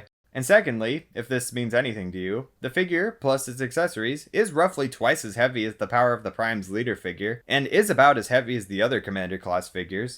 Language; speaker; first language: English; native; English